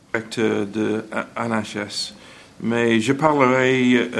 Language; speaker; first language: French; non-native, learner; English